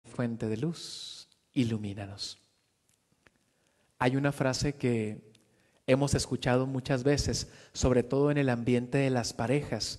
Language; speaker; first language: Spanish; native; Spanish